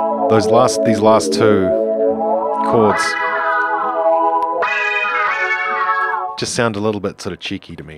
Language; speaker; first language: English; native; English